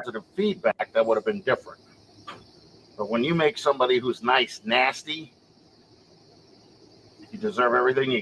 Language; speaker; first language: English; native; English